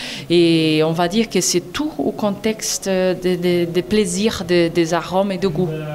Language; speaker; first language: French; non-native, fluent; Portuguese